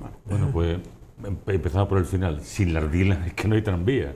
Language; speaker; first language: Spanish; native; Spanish